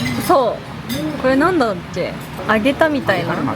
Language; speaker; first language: Japanese; native; Japanese